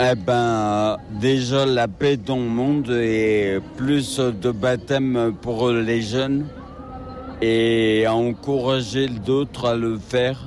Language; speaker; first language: French; native; French